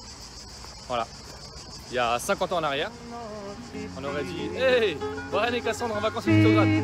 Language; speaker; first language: French; native; French